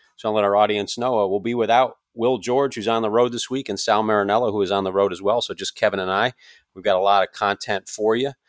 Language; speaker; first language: English; native; English